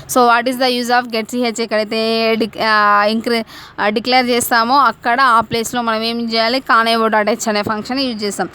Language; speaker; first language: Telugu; native; Telugu